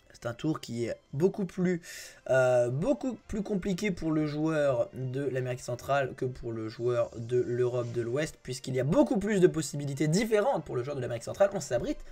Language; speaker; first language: French; native; French